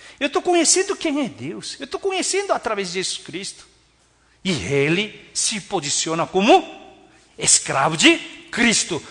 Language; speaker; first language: Portuguese; non-native, fluent; Korean